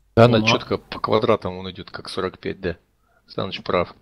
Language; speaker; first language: Russian; native; Russian